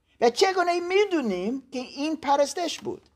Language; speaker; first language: Persian; non-native, learner; German